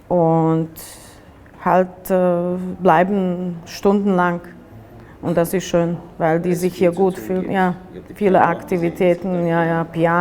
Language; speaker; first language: German; non-native, fluent; Slovak